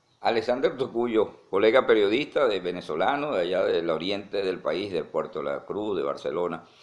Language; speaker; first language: Spanish; native; Spanish